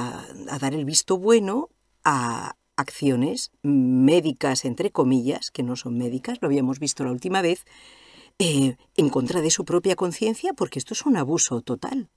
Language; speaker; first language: Spanish; native; Spanish